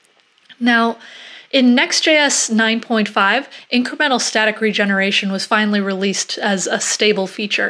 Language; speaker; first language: English; native; English